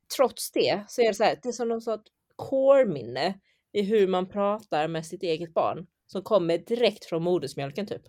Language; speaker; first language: Swedish; early bilingual, other home language; Chinese